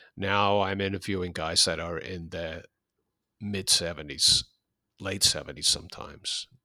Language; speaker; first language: English; native; English